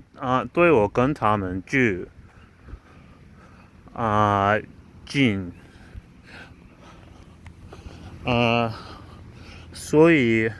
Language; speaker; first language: Chinese; non-native, learner; English